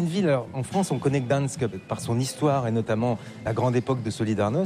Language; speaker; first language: French; native; French